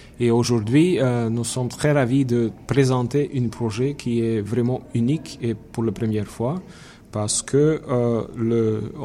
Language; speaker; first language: French; non-native, fluent; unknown